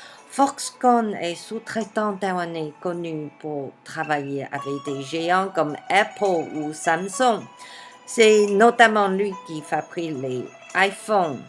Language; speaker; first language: French; non-native, fluent; Chinese